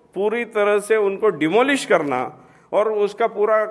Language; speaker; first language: Hindi; non-native, local second language; Marathi